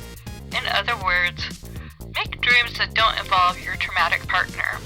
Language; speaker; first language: English; native; English